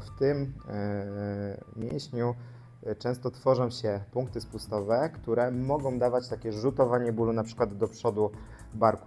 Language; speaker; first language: Polish; native; Polish